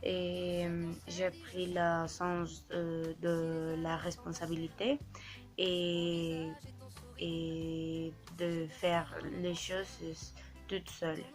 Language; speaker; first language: French; non-native, learner; Spanish